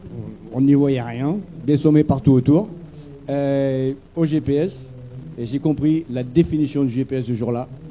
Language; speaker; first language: French; native; French